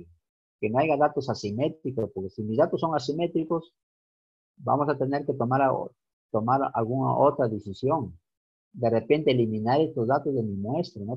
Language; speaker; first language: Spanish; native; Spanish